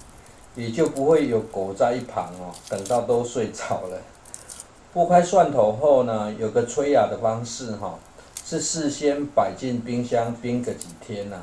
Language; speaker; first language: Chinese; native; Chinese